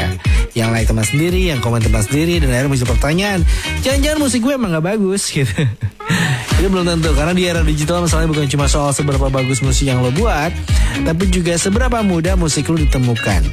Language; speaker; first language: Indonesian; native; Indonesian